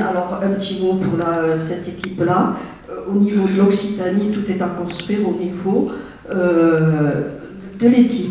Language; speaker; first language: French; native; French